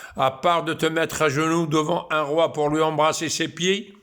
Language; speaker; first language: French; non-native, local second language; Arabic